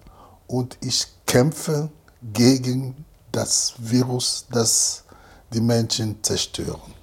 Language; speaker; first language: German; non-native, fluent; Lingala